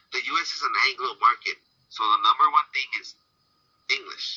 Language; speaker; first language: English; early bilingual, other home language; Spanish